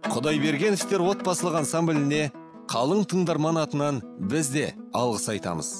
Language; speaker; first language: Kazakh; native; Kazakh